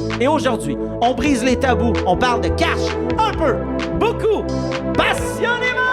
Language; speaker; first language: French; native; French